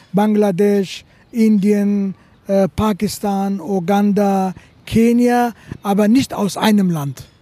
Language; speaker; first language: German; non-native, fluent; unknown